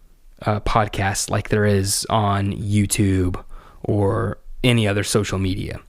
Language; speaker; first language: English; native; English